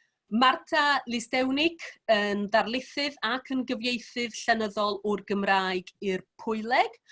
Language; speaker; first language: Welsh; native; Welsh